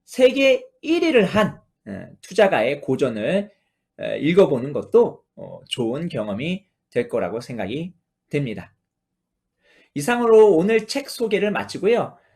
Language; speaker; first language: Korean; native; Korean